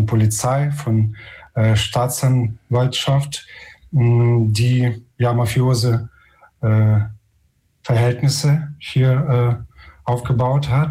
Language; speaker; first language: German; non-native, fluent; Ukrainian